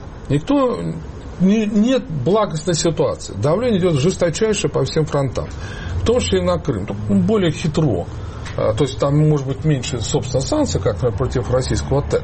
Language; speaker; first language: Russian; native; Russian